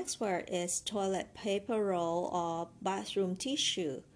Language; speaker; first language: English; non-native, fluent; Chinese